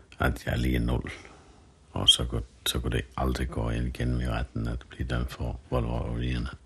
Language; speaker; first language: Danish; non-native, fluent; Finnish